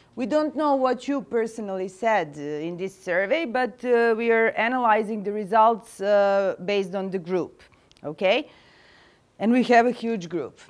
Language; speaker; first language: English; non-native, fluent; Serbian